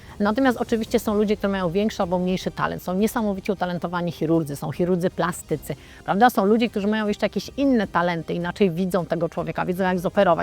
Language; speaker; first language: Polish; native; Polish